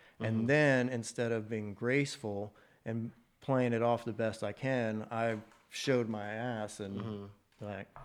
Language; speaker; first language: English; native; English